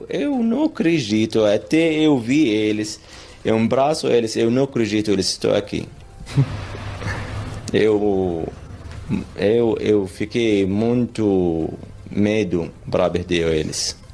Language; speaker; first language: Portuguese; non-native, learner; Arabic